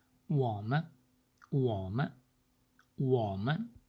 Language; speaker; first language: Chinese; non-native, learner; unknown